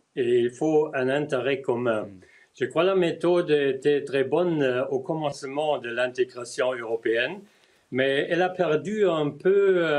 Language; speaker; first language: French; non-native, fluent; German